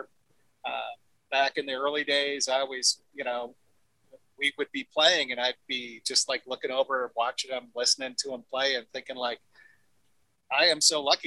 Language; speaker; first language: English; native; English